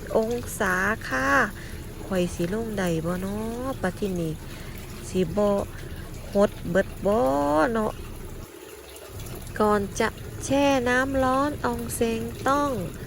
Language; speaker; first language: Thai; native; Thai